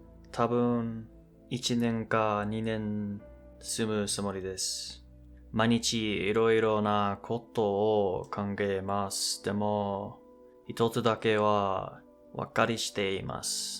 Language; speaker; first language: Japanese; non-native, learner; English